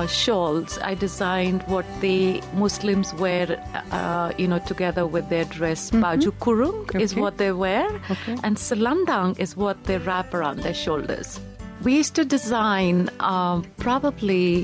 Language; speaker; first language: English; non-native, local second language; Punjabi